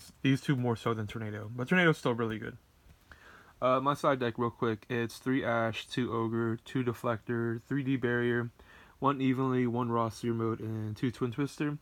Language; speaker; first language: English; native; English